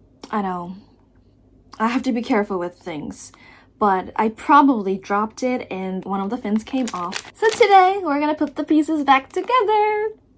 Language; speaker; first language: English; non-native, fluent; Japanese